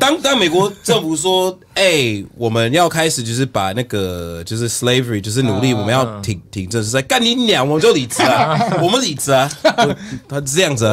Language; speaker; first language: Chinese; non-native, fluent; English